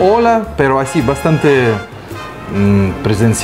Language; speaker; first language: Spanish; non-native, fluent; Russian